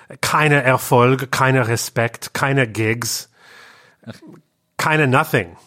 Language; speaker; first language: German; non-native, learner; English